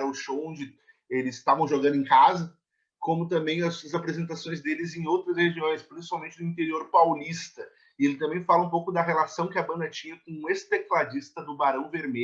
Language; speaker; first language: Portuguese; native; Portuguese